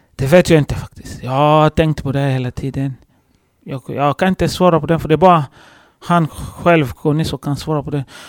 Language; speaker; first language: Swedish; non-native, fluent; Lingala